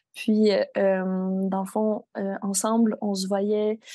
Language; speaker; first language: French; native; French